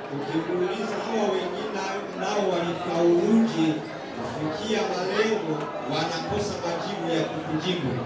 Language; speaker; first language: Swahili; non-native, local second language; Rundi